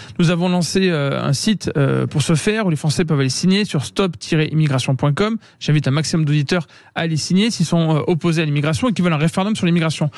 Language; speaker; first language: French; native; French